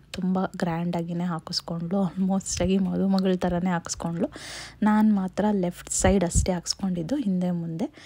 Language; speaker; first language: Kannada; native; Kannada